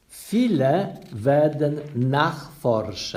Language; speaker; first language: German; non-native, fluent; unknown